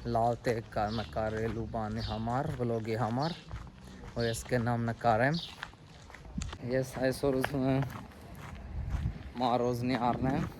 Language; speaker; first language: Armenian; non-native, learner; Hindi